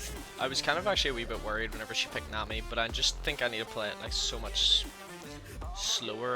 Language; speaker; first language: English; native; English